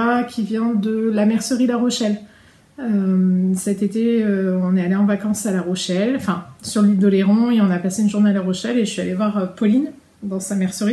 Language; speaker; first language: French; native; French